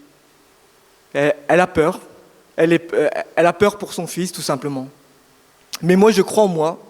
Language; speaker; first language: French; native; French